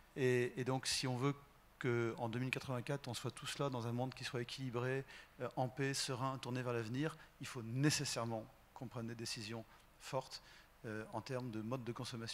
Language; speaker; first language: French; native; French